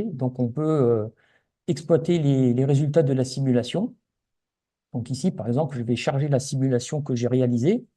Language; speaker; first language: French; native; French